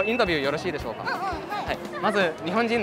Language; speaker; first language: Japanese; non-native, fluent; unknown